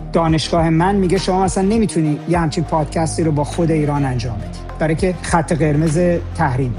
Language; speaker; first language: Persian; native; Persian